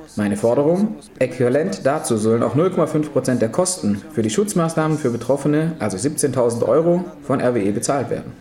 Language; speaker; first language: German; non-native, fluent; Spanish